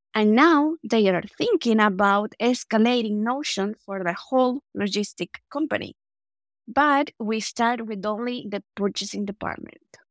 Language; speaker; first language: English; non-native, fluent; Spanish